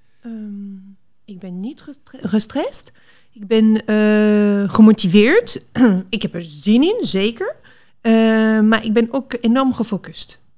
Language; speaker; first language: Dutch; non-native, fluent; French